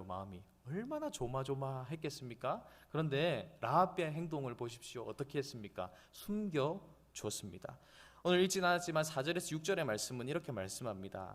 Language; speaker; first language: Korean; native; Korean